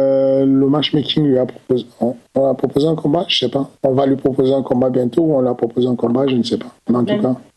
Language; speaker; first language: French; native; French